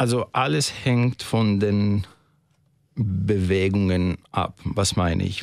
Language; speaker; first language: German; non-native, fluent; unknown